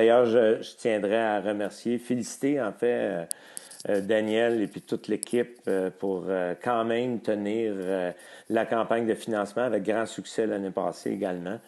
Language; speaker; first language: French; native; French